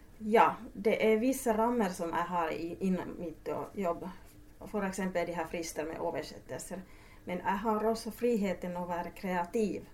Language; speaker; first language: Swedish; non-native, local second language; Finnish